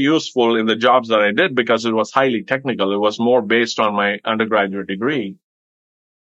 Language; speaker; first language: English; non-native, local second language; Tamil